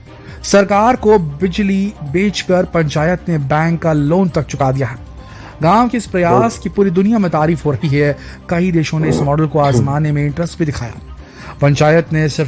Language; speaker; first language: Hindi; native; Hindi